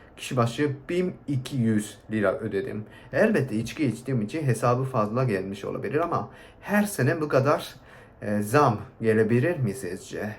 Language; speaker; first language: Turkish; non-native, fluent; Japanese